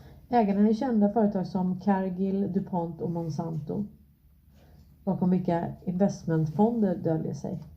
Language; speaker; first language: Swedish; native; Swedish